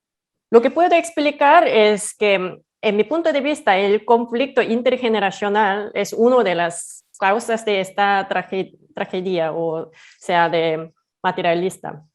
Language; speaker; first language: Spanish; non-native, fluent; Korean